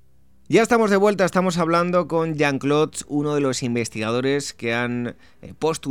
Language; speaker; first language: Spanish; native; Spanish